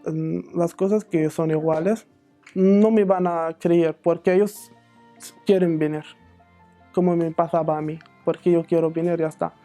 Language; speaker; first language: Spanish; non-native, learner; Arabic